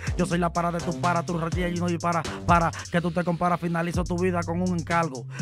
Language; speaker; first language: Spanish; native; Spanish